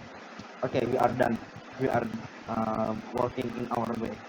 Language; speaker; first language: English; non-native, learner; Indonesian